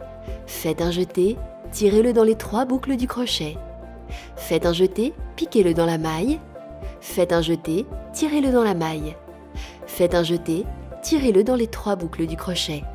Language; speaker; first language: French; native; French